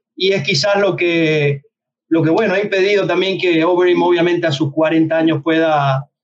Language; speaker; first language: Spanish; native; Spanish